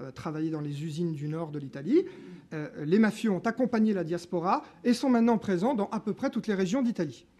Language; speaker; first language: French; native; French